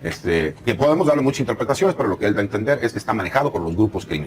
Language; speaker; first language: Spanish; native; Spanish